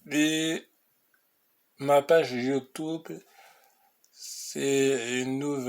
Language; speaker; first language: French; non-native, local second language; Haitian Creole